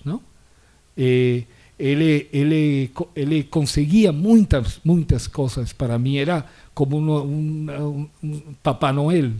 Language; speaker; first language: Portuguese; non-native, fluent; Spanish